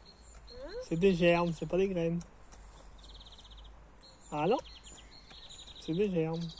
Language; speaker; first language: French; native; French